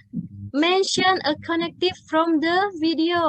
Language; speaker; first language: English; non-native, learner; Indonesian